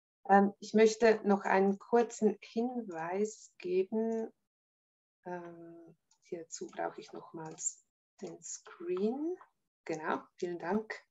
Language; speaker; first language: German; native; German